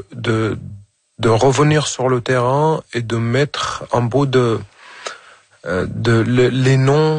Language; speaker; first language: French; non-native, fluent; Arabic